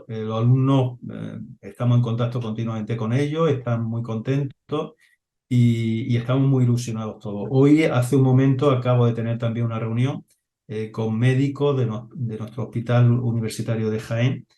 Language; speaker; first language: Spanish; native; Spanish